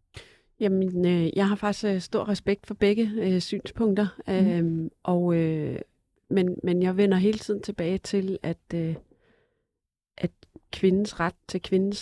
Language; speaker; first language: Danish; native; Danish